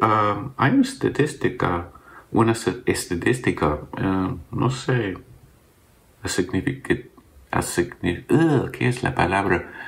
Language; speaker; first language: Spanish; non-native, learner; English